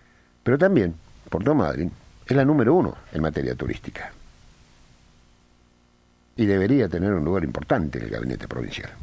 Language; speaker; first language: Spanish; native; Spanish